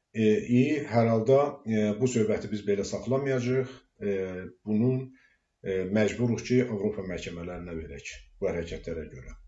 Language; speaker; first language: Azerbaijani; non-native, local second language; Talysh